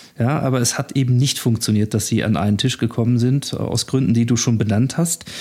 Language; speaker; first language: German; native; German